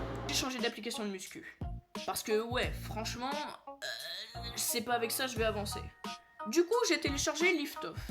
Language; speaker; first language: French; native; French